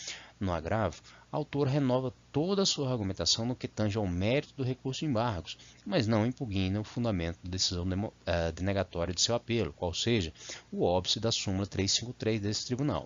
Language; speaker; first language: Portuguese; native; Portuguese